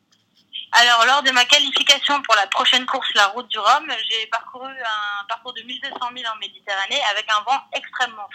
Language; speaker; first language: French; native; French